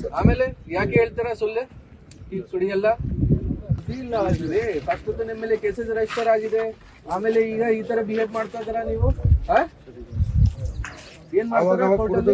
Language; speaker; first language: Kannada; non-native, learner; Hindi